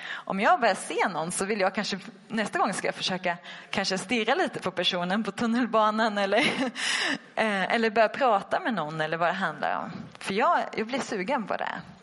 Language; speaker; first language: Swedish; native; Swedish